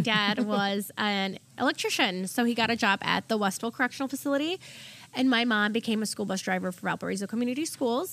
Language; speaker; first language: English; early bilingual, other home language; German